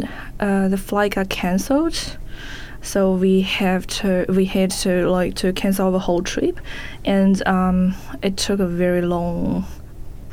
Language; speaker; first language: English; non-native, fluent; Chinese